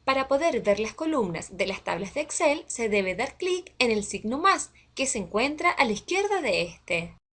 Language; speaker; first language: Spanish; native; Spanish